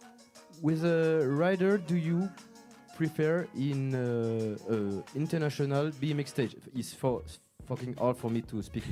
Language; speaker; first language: English; non-native, learner; French